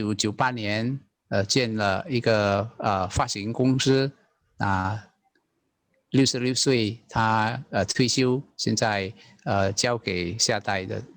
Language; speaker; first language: Chinese; non-native, learner; Indonesian